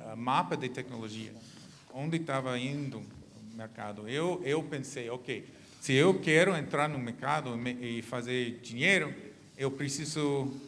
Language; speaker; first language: Portuguese; non-native, learner; English